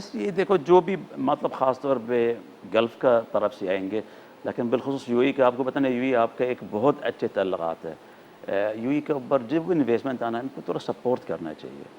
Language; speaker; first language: Urdu; non-native, fluent; Arabic